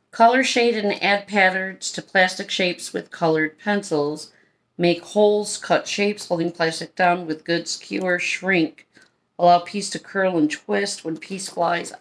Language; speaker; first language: English; native; English